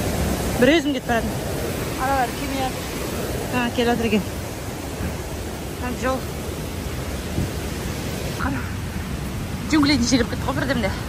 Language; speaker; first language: Kazakh; native; Kazakh